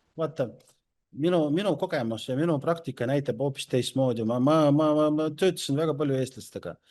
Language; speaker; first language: Estonian; non-native, local second language; Russian